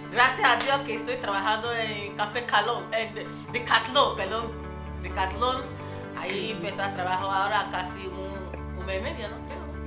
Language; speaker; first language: Spanish; non-native, learner; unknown